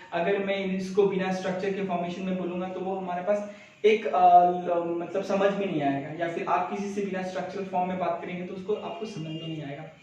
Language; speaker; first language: Hindi; native; Hindi